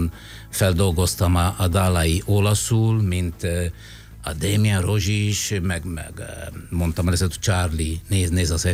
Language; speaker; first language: Hungarian; non-native, fluent; Italian